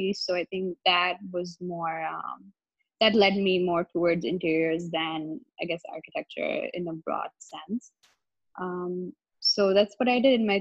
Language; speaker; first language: English; non-native, local second language; Hindi